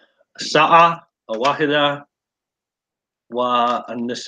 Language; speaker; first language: Arabic; non-native, learner; English